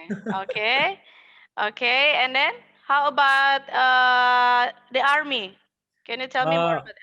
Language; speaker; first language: English; non-native, fluent; Indonesian